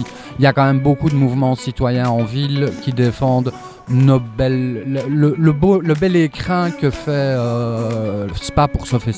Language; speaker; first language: French; native; French